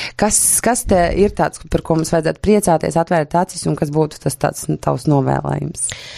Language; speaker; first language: Latvian; native; Latvian